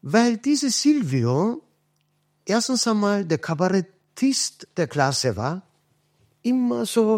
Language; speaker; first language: German; non-native, fluent; Kurdish